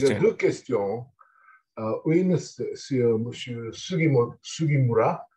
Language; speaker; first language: French; non-native, learner; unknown